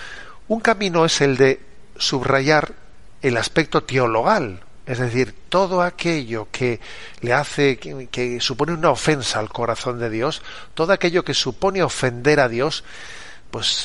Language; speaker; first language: Spanish; native; Spanish